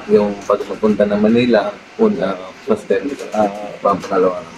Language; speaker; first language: Filipino; non-native, learner; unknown